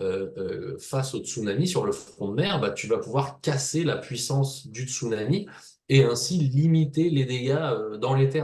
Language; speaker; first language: French; native; French